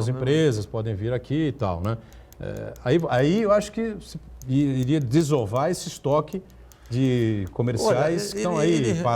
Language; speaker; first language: Portuguese; native; Portuguese